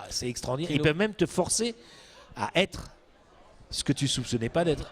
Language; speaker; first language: French; native; French